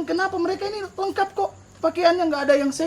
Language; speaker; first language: Indonesian; native; Indonesian